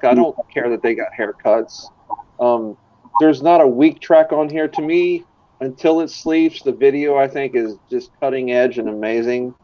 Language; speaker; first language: English; native; English